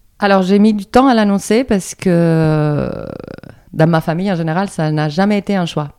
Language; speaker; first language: French; non-native, fluent; Spanish